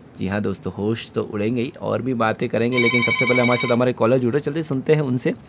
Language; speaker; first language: Hindi; non-native, local second language; Gujarati